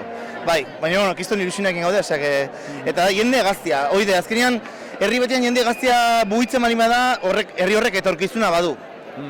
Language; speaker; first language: Basque; native; Basque